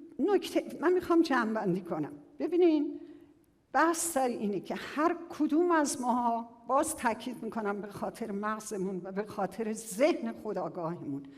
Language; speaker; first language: Persian; native; Persian